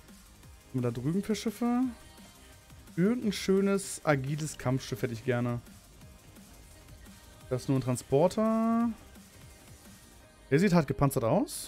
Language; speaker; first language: German; native; German